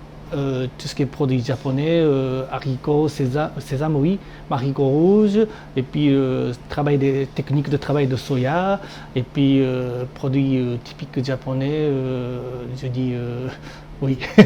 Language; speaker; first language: French; non-native, learner; Japanese